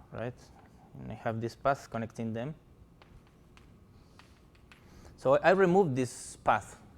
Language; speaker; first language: English; non-native, fluent; Spanish